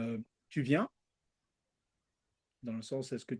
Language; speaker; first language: French; early bilingual, other home language; Spanish